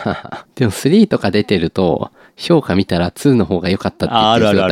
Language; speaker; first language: Japanese; native; Japanese